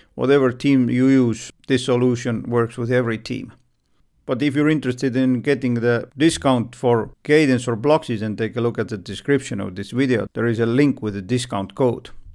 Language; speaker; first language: English; non-native, fluent; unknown